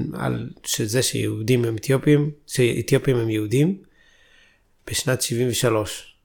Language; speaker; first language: Hebrew; early bilingual, other home language; Amharic